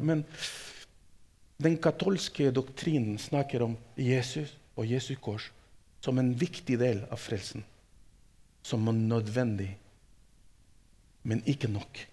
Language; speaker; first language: Norwegian; non-native, fluent; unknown